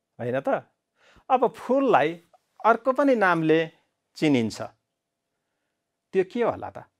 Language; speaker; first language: Nepali; native; Nepali